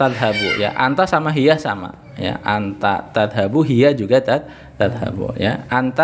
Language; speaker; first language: Indonesian; native; Indonesian